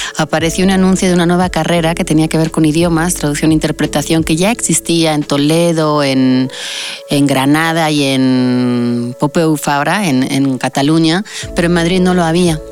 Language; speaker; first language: Spanish; native; Spanish